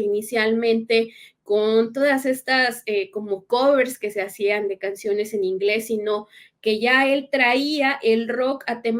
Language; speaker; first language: Spanish; native; Spanish